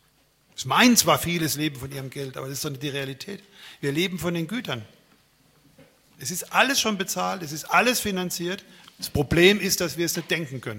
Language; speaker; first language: German; native; German